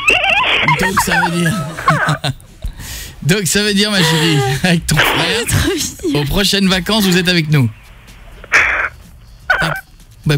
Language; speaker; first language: French; native; French